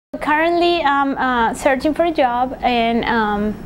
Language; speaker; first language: English; non-native, fluent; Spanish